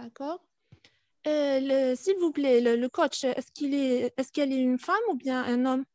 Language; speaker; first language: French; non-native, fluent; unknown